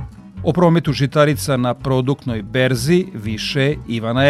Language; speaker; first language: Serbian; native; Serbian